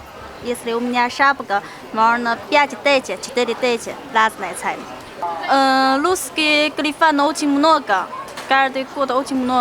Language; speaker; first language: Russian; non-native, learner; Chinese